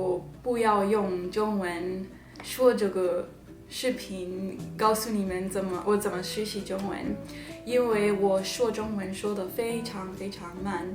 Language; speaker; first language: Chinese; non-native, learner; English